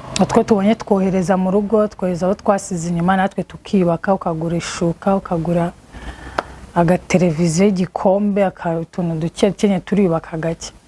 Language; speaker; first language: Kinyarwanda; native; Kinyarwanda